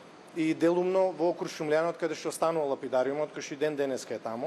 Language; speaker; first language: Macedonian; native; Macedonian